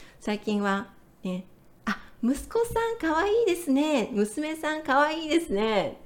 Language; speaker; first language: Japanese; native; Japanese